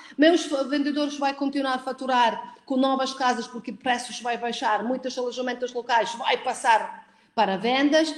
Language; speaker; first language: Portuguese; non-native, fluent; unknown